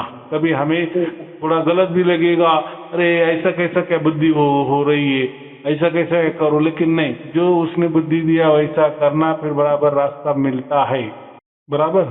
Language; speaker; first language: Hindi; native; Hindi